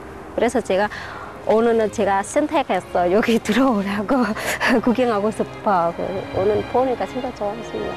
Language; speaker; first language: Korean; non-native, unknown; Vietnamese